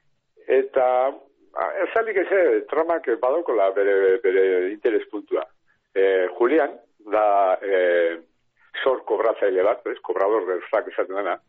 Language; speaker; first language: Basque; native; Basque